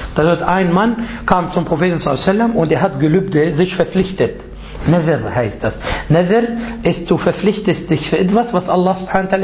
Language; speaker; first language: German; non-native, fluent; Arabic